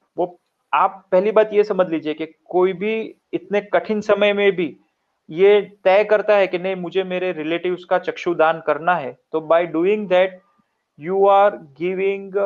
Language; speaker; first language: Hindi; non-native, local second language; Gujarati